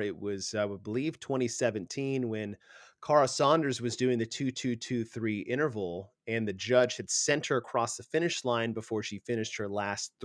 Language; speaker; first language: English; native; English